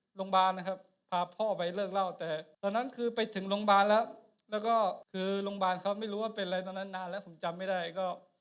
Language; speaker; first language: Thai; non-native, local second language; Akha